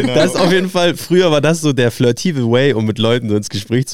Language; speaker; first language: German; native; German